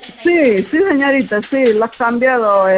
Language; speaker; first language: Spanish; non-native, local second language; Quechua